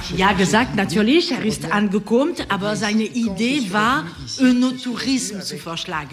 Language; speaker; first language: German; non-native, learner; French